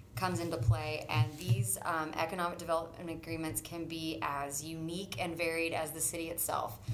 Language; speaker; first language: English; native; English